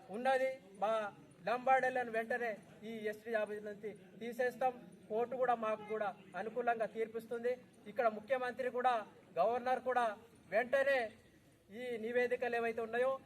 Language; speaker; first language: Telugu; non-native, local second language; Gondi